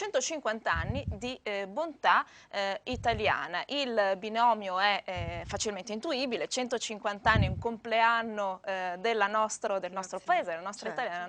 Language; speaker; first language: Italian; native; Italian